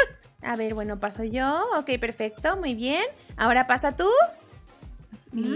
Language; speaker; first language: Spanish; native; Spanish